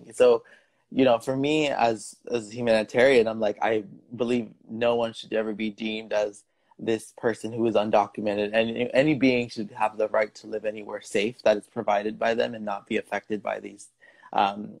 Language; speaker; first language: English; native; English